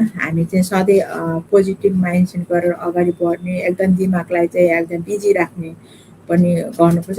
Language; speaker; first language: Nepali; native; Nepali